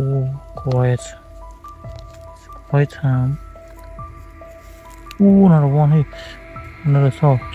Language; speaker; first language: English; non-native, learner; Khmer